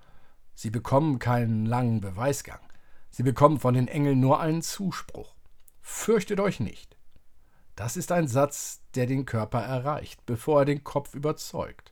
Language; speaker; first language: German; native; German